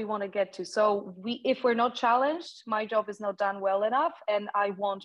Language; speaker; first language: English; non-native, fluent; Polish